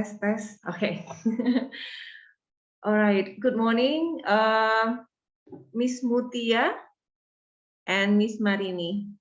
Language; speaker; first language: English; non-native, fluent; Indonesian